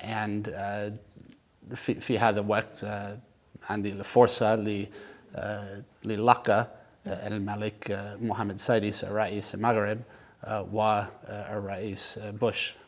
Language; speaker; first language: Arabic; non-native, learner; English